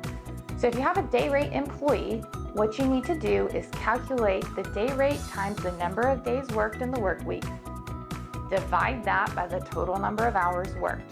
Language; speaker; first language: English; native; English